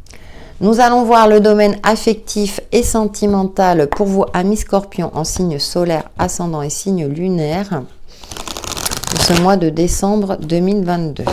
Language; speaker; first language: French; native; French